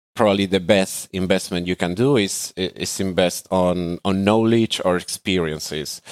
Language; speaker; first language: English; non-native, fluent; Spanish